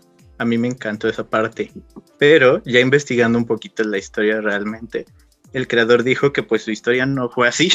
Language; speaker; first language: Spanish; native; Spanish